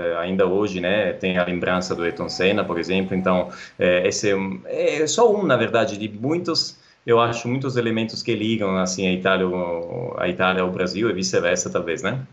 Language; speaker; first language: Portuguese; non-native, fluent; Italian